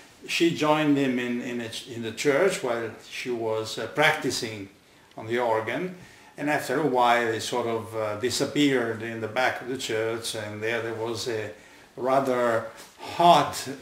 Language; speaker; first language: English; non-native, fluent; Italian